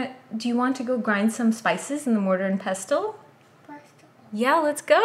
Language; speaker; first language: English; early bilingual, other home language; Punjabi